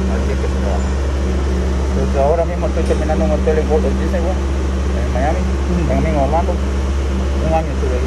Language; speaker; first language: Spanish; native; Spanish